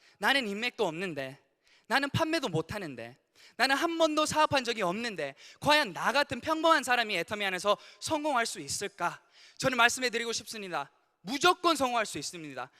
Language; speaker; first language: Korean; early bilingual, heritage; English